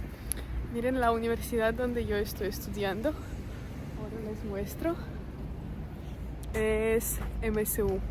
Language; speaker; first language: Spanish; non-native, fluent; Russian